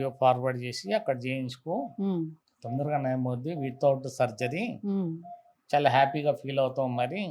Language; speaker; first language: Telugu; native; Telugu